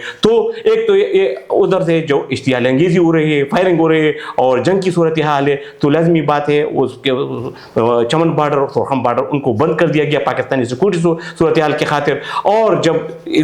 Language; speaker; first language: Urdu; non-native, local second language; Pashto